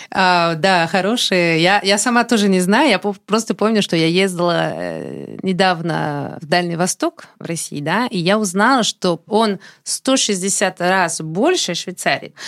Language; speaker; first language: Russian; non-native, fluent; French